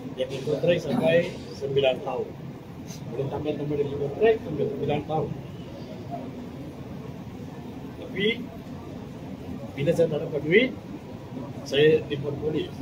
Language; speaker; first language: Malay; non-native, local second language; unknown